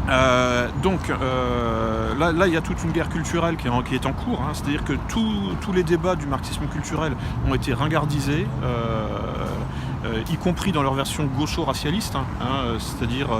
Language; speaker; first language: French; native; French